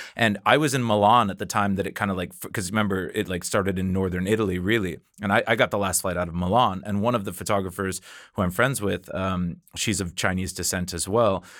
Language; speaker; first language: English; native; English